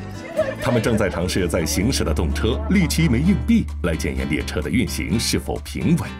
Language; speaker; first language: Chinese; native; Chinese